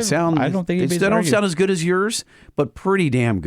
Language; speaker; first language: English; native; English